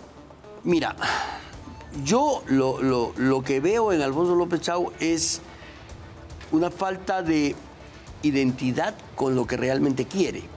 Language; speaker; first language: Spanish; native; Spanish